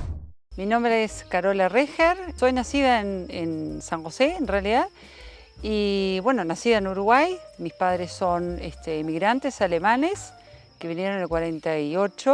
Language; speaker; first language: Spanish; early bilingual, other home language; German